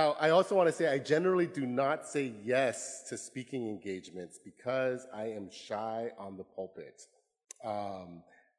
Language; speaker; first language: English; native; English